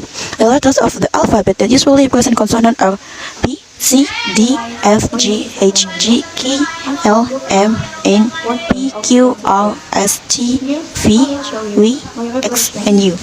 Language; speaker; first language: English; non-native, learner; Indonesian